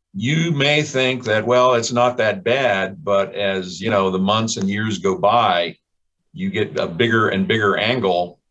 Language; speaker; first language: English; native; English